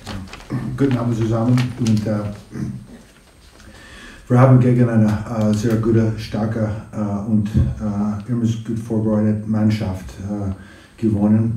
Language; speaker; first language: German; non-native, learner; English